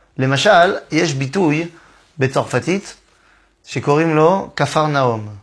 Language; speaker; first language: Hebrew; non-native, fluent; French